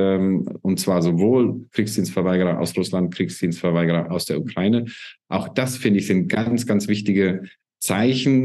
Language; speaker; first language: German; early bilingual, heritage; German